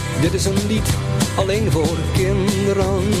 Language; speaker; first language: Dutch; native; Dutch